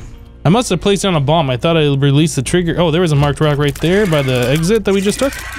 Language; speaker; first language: English; native; English